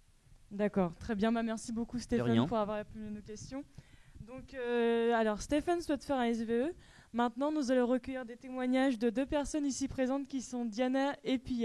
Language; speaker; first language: French; native; French